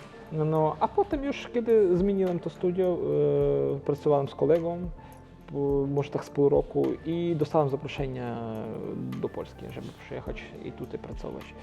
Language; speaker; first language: Polish; non-native, local second language; Ukrainian